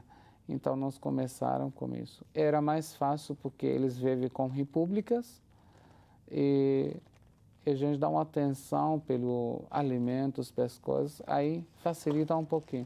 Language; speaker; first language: Portuguese; non-native, fluent; Arabic